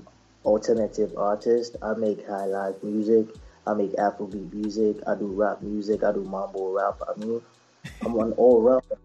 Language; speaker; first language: English; non-native, local second language; Akan